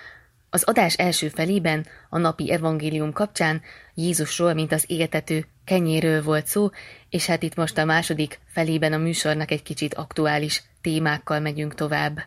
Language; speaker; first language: Hungarian; native; Hungarian